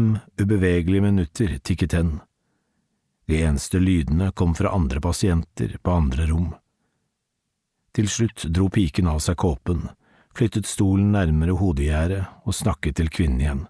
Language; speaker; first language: Norwegian; native; Norwegian